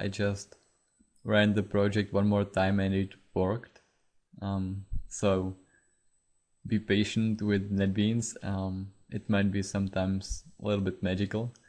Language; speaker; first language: English; non-native, fluent; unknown